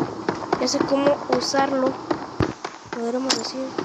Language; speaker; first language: Spanish; native; Spanish